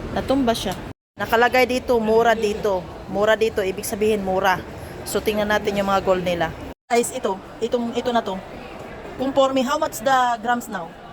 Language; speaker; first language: Filipino; non-native, local second language; Cebuano